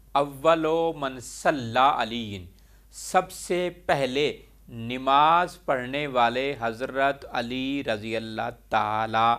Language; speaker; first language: Urdu; non-native, local second language; Punjabi